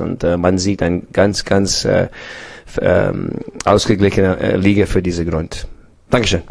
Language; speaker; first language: German; non-native, fluent; English